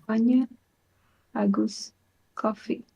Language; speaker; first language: Irish; non-native, learner; Hungarian